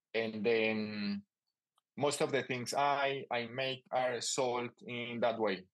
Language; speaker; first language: English; non-native, fluent; Spanish